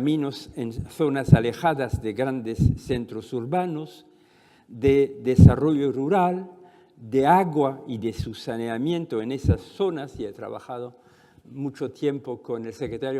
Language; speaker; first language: Spanish; non-native, fluent; French